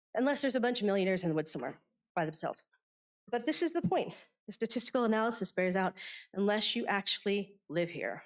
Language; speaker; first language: English; native; English